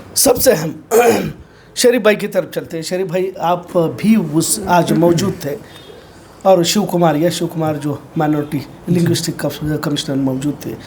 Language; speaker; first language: Hindi; non-native, local second language; Urdu